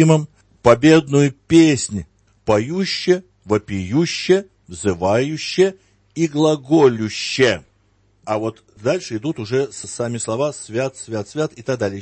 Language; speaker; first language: Russian; native; Russian